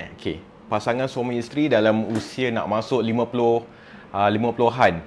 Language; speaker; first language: Malay; non-native, local second language; English